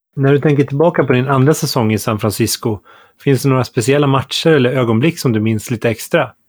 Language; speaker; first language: Swedish; native; Swedish